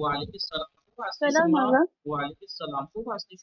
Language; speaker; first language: Persian; non-native, fluent; Urdu